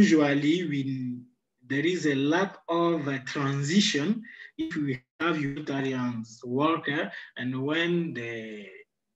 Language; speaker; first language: English; non-native, fluent; Sango